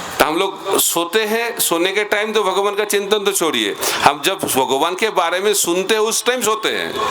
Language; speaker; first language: Hindi; non-native, local second language; Bangla